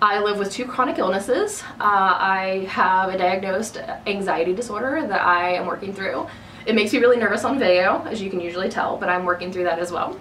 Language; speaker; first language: English; native; English